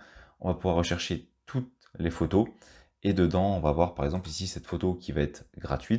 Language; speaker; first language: French; native; French